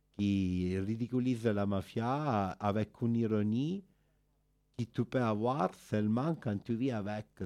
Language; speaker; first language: French; non-native, fluent; Italian